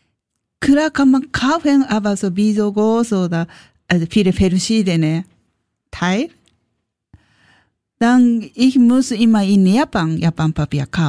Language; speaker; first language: German; non-native, learner; Japanese